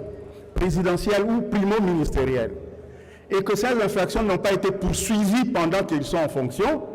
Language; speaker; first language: French; native; French